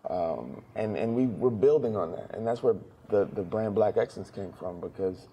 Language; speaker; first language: English; native; English